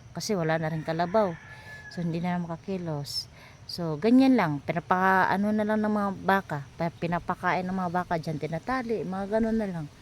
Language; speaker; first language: Filipino; non-native, local second language; Cebuano